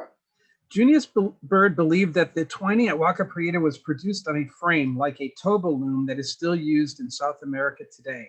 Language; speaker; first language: English; native; English